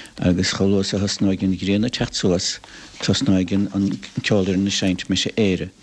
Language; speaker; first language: Irish; native; Irish